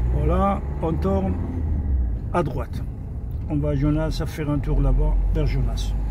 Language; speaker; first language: French; non-native, local second language; Arabic